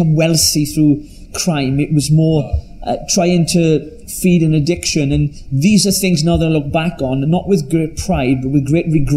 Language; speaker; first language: English; native; English